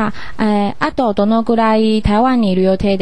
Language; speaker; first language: Japanese; non-native, learner; Chinese